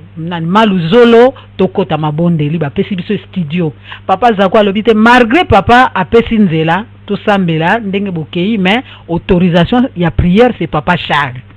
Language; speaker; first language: Lingala; non-native, local second language; Kongo